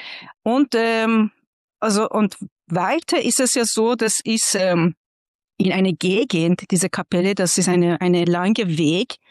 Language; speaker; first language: German; non-native, fluent; Persian